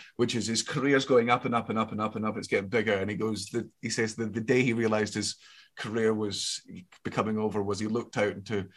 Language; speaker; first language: English; native; English